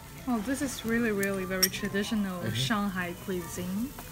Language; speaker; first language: English; non-native, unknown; Chinese